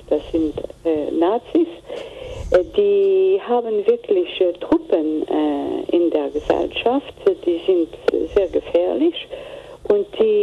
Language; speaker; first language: German; non-native, fluent; Greek